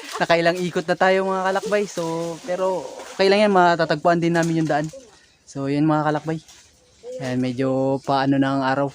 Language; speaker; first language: Filipino; native; Filipino